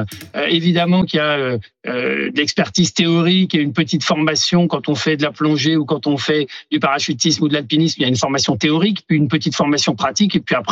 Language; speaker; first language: French; native; French